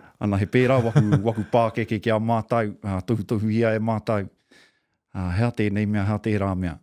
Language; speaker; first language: Māori; native; Māori